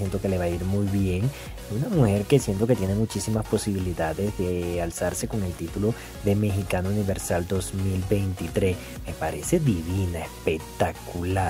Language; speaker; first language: Spanish; native; Spanish